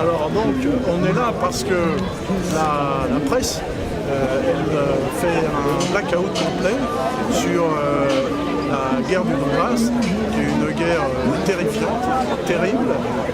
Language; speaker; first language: French; native; French